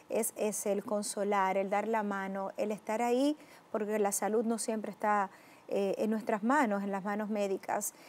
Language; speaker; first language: Spanish; native; Spanish